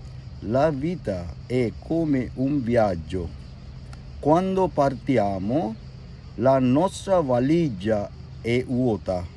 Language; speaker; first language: Italian; non-native, fluent; Sinhala